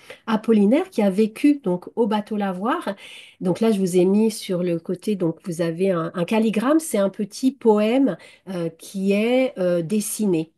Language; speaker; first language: French; native; French